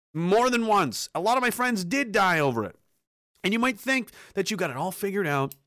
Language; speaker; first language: English; early bilingual, other home language; Danish